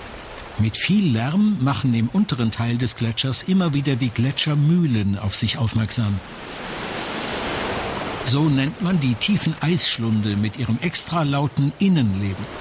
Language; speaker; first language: German; native; German